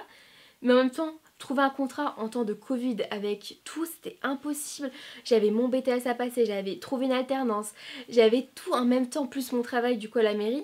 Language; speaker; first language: French; native; French